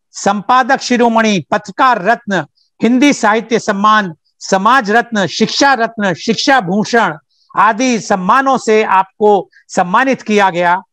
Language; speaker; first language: Hindi; native; Hindi